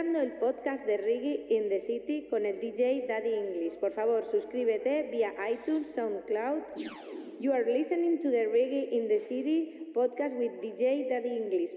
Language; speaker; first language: English; non-native, fluent; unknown